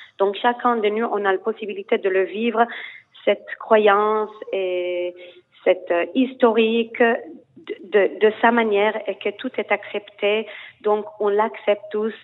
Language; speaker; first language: French; non-native, fluent; Hebrew